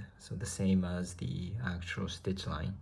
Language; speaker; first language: English; non-native, fluent; Japanese